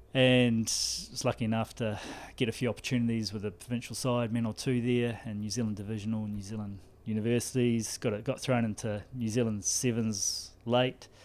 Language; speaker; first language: English; native; English